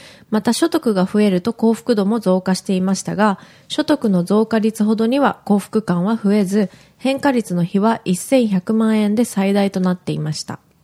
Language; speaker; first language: Japanese; native; Japanese